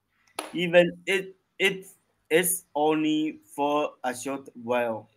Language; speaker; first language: English; non-native, learner; Chinese